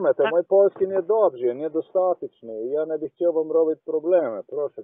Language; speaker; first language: Polish; non-native, learner; Slovenian